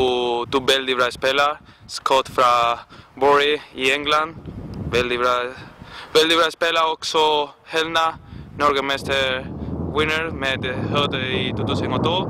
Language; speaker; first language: Norwegian; non-native, learner; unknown